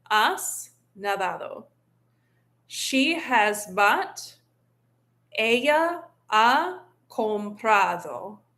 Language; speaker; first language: Spanish; non-native, fluent; English